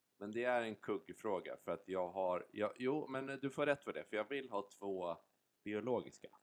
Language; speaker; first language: Swedish; native; Swedish